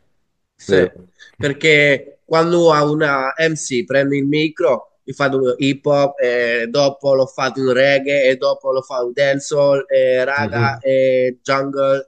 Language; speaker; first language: Italian; non-native, learner; French